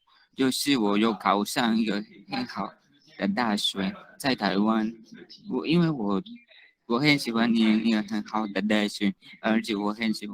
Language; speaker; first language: Chinese; non-native, learner; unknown